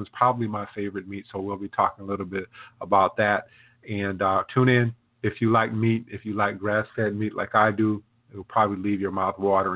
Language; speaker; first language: English; native; English